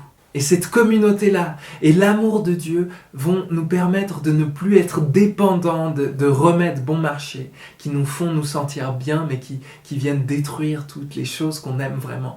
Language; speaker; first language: French; native; French